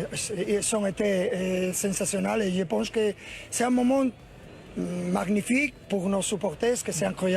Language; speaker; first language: French; non-native, learner; Spanish